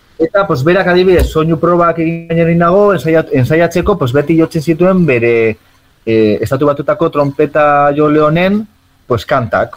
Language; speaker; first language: Basque; native; Basque